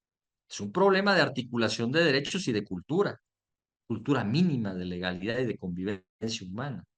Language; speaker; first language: Spanish; native; Spanish